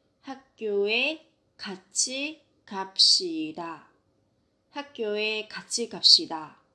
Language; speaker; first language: Korean; non-native, fluent; Vietnamese